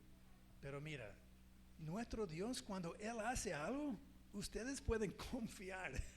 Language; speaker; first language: Spanish; non-native, fluent; English